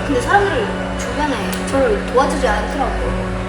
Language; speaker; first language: Korean; non-native, fluent; Indonesian